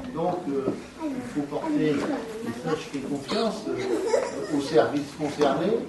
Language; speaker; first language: French; native; French